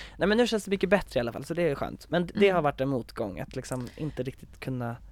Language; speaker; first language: Swedish; native; Swedish